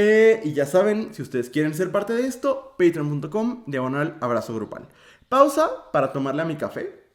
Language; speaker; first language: Spanish; native; Spanish